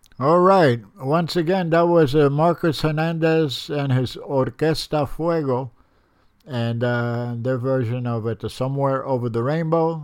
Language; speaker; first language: English; early bilingual, other home language; Spanish